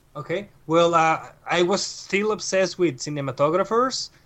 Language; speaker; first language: English; non-native, fluent; Spanish